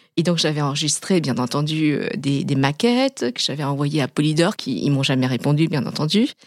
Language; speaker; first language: French; early bilingual, other home language; Vietnamese